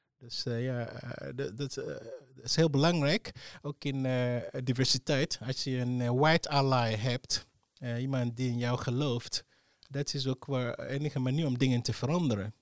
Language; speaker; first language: Dutch; non-native, fluent; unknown